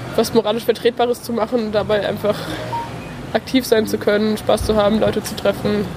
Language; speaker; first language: German; native; German